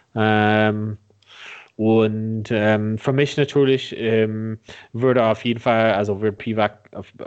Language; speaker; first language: German; non-native, fluent; English